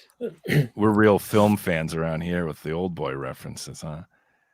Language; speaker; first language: English; native; English